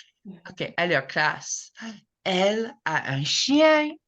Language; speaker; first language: French; non-native, fluent; English